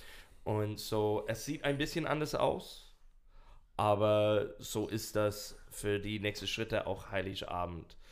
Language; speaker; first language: German; non-native, learner; English